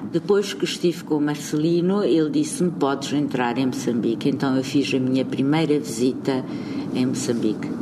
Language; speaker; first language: Portuguese; native; Portuguese